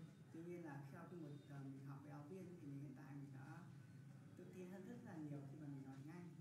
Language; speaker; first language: Vietnamese; native; Vietnamese